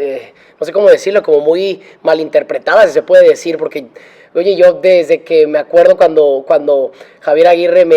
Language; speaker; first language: Spanish; native; Spanish